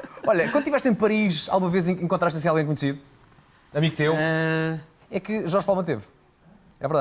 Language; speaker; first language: Portuguese; native; Portuguese